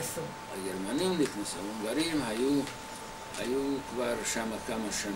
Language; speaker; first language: Hebrew; non-native, fluent; Hungarian